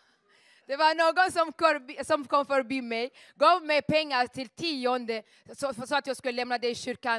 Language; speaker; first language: Swedish; non-native, fluent; Rundi